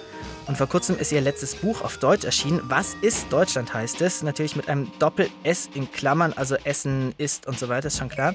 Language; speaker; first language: German; native; German